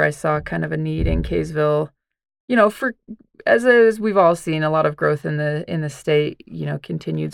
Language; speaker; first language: English; native; English